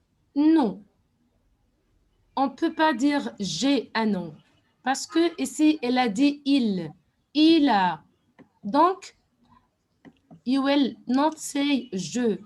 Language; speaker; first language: French; non-native, fluent; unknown